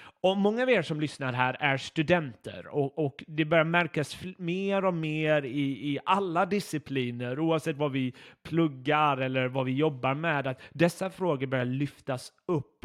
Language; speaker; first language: Swedish; non-native, fluent; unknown